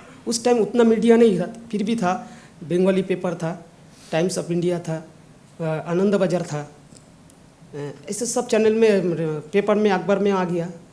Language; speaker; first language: Hindi; non-native, local second language; Bangla